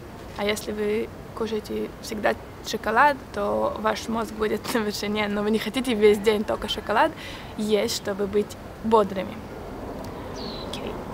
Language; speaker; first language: Russian; early bilingual, heritage; Russian